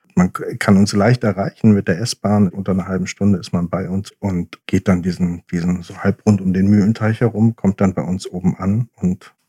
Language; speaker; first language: German; native; German